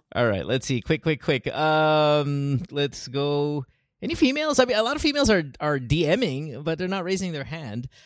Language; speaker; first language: English; non-native, local second language; Filipino